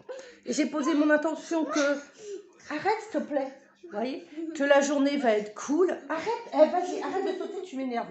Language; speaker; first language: French; native; French